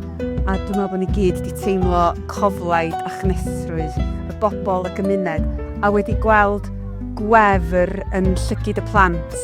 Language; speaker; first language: Welsh; native; Welsh